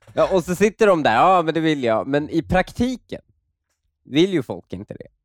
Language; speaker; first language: Swedish; early bilingual, other home language; Persian